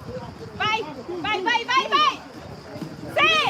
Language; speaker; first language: Italian; native; Italian